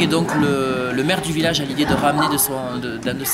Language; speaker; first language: French; native; French